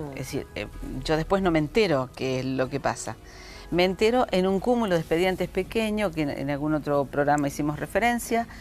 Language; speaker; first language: Spanish; native; Spanish